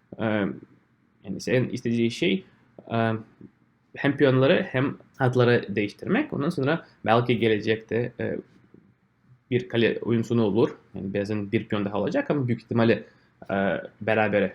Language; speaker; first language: Turkish; non-native, fluent; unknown